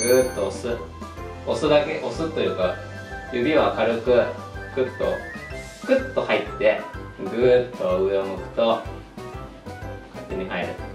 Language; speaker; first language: Japanese; native; Japanese